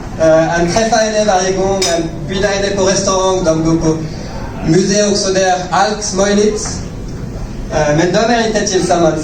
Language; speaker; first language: Swedish; non-native, learner; French